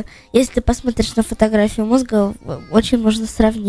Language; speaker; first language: Russian; early bilingual, heritage; Russian